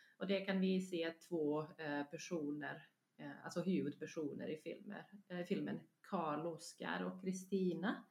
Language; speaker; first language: Swedish; non-native, fluent; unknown